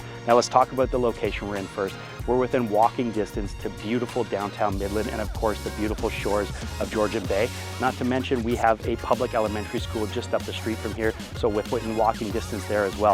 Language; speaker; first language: English; native; English